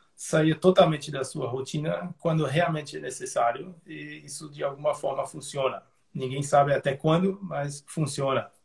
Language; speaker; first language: Portuguese; non-native, fluent; German